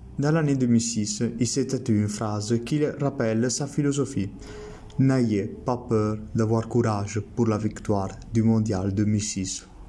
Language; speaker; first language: French; non-native, learner; Italian